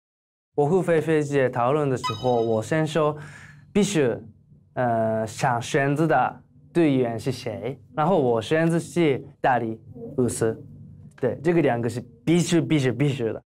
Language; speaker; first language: Chinese; non-native, learner; Japanese